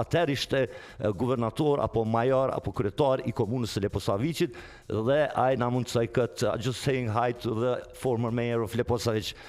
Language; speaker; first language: Albanian; native; Albanian